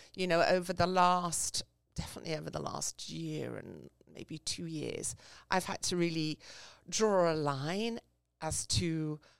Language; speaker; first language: English; native; English